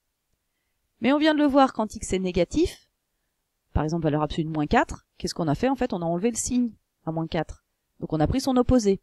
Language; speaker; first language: French; native; French